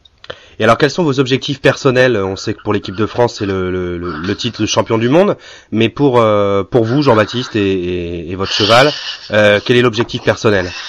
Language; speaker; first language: French; native; French